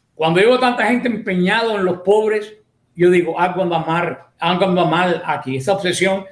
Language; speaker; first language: Spanish; native; Spanish